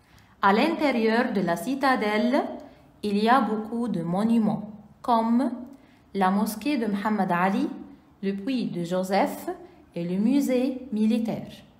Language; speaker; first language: French; non-native, fluent; Arabic